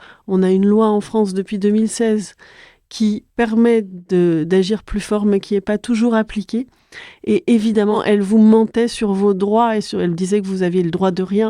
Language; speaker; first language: French; native; French